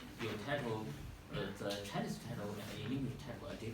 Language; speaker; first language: English; non-native, fluent; Chinese